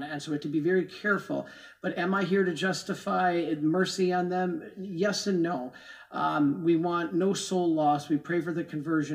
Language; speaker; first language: English; native; English